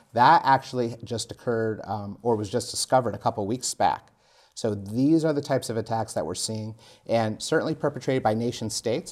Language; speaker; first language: English; native; English